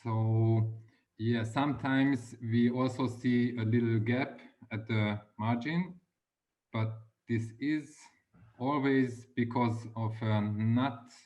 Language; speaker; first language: English; non-native, fluent; Hungarian